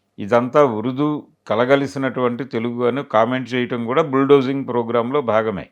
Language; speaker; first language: Telugu; native; Telugu